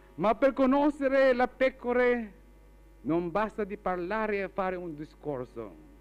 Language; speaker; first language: Italian; non-native, fluent; Filipino